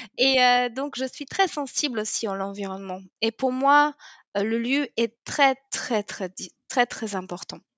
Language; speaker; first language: French; non-native, fluent; Polish